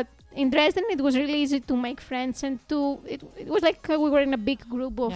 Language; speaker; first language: English; non-native, fluent; Greek